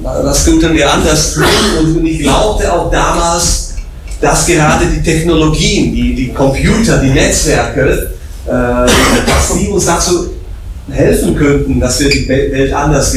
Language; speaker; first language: German; non-native, fluent; Slovak